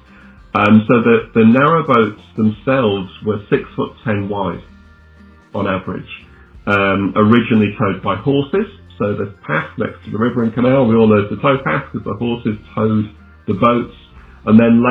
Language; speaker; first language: English; native; English